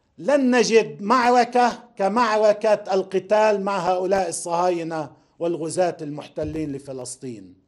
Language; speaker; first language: Arabic; native; Arabic